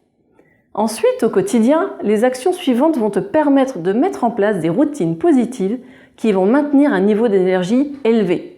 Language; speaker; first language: French; native; French